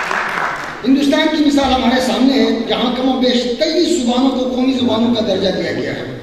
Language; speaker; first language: Urdu; non-native, local second language; Northern Hindko